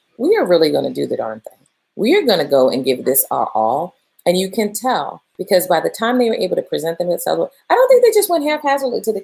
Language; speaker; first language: English; native; English